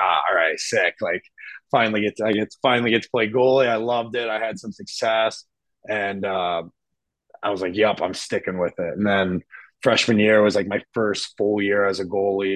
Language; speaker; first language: English; native; English